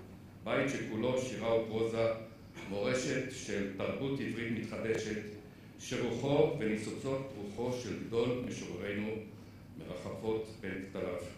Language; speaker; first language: Hebrew; native; Hebrew